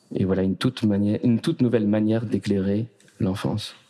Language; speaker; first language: French; native; French